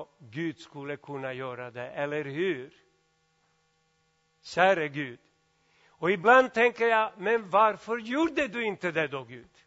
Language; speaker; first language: Swedish; non-native, fluent; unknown